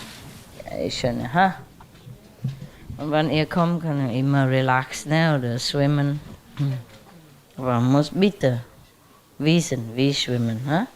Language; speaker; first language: German; non-native, learner; Vietnamese